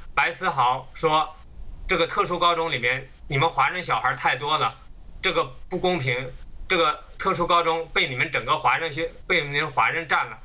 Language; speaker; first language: Chinese; native; Chinese